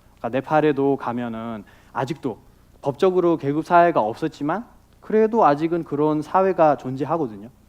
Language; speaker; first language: Korean; non-native, fluent; Nepali